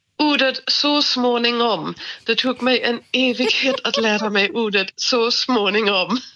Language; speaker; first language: Swedish; non-native, fluent; German